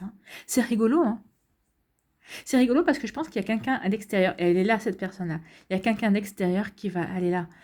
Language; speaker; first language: French; native; French